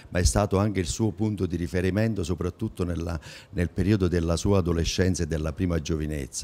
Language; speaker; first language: Italian; native; Italian